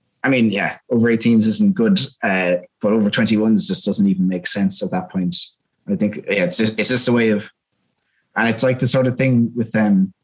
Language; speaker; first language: English; native; English